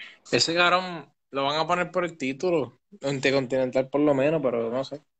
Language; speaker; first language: Spanish; native; Spanish